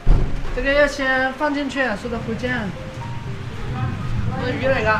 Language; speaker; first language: Indonesian; non-native, learner; Chinese